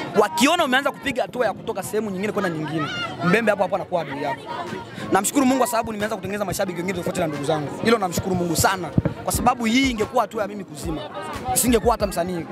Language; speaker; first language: Swahili; non-native, local second language; Bembe